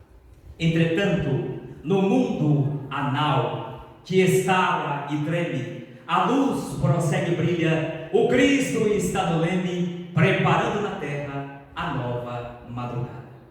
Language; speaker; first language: Portuguese; native; Portuguese